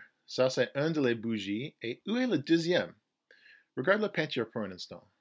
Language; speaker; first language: French; non-native, fluent; English